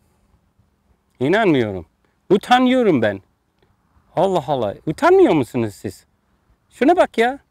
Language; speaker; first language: Turkish; non-native, learner; English